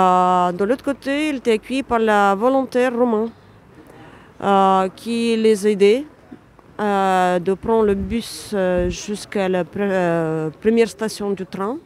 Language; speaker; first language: French; non-native, fluent; Ukrainian